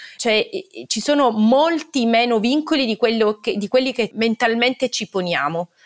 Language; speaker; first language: Italian; native; Italian